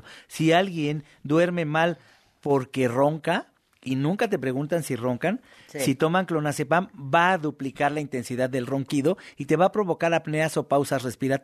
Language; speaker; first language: Spanish; native; Spanish